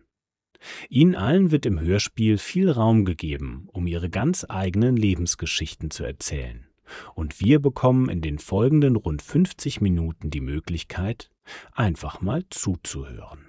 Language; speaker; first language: German; native; German